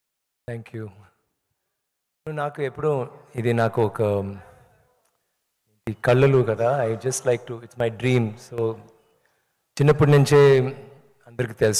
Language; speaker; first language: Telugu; non-native, learner; Tamil